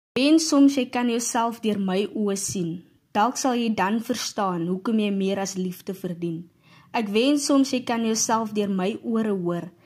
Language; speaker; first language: Afrikaans; native; Afrikaans